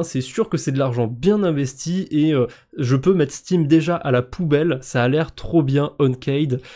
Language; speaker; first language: French; native; French